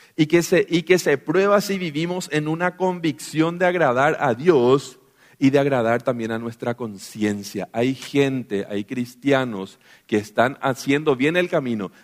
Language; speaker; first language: Spanish; native; Spanish